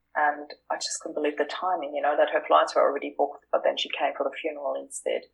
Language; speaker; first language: English; non-native, fluent; German